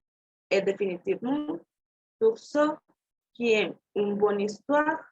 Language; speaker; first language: French; non-native, learner; Spanish